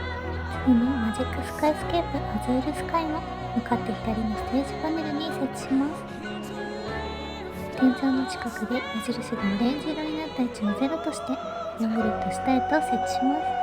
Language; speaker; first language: Japanese; native; Japanese